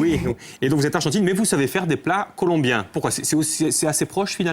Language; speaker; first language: French; native; French